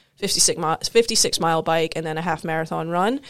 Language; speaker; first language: English; native; English